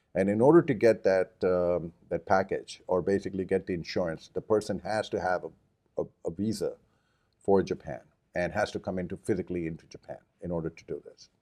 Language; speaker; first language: English; early bilingual, other home language; Japanese